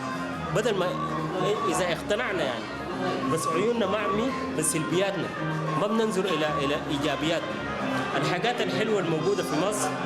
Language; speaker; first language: Arabic; native; Arabic